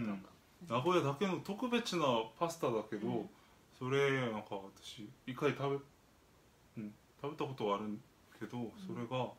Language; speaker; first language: Japanese; non-native, fluent; Korean